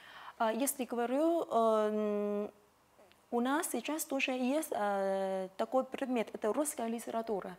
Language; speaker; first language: Russian; non-native, fluent; Vietnamese